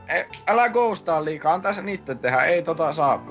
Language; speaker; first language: Finnish; native; Finnish